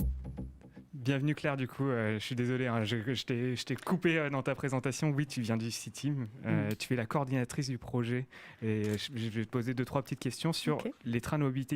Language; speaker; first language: French; native; French